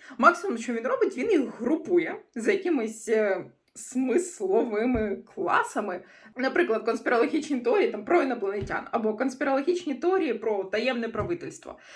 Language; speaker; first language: Ukrainian; non-native, local second language; Russian